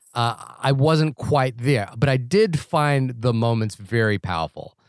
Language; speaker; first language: English; native; English